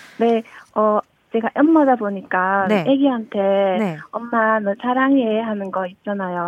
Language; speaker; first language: Korean; non-native, learner; Chinese